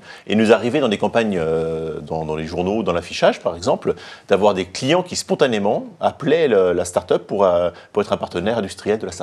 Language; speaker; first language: French; native; French